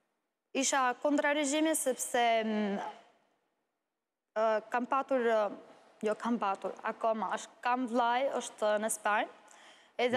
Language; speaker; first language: Albanian; non-native, learner; Arabic